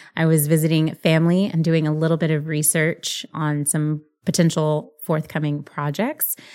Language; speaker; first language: English; early bilingual, other home language; Spanish